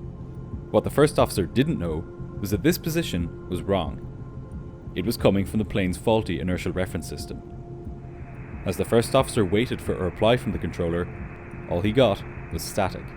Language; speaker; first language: English; native; English